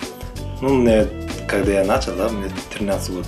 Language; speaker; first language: Russian; non-native, learner; Uzbek